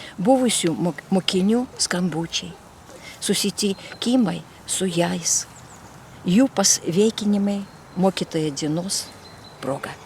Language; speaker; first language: Lithuanian; non-native, fluent; Russian